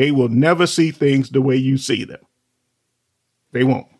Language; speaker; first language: English; native; English